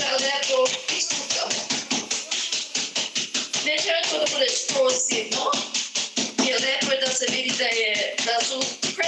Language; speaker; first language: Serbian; early bilingual, heritage; Serbian